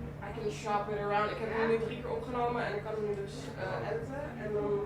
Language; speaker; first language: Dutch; non-native, fluent; English